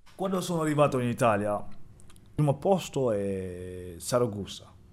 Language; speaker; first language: Italian; native; Italian